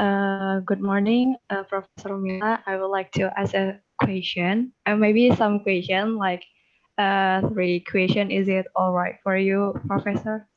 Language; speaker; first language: English; non-native, learner; Indonesian